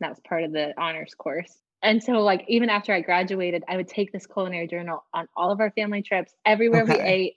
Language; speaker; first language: English; native; English